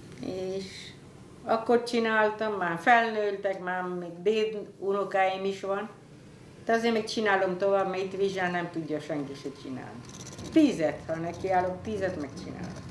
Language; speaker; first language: Hungarian; early bilingual, heritage; Hungarian